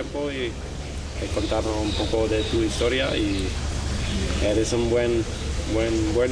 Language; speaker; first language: Spanish; non-native, learner; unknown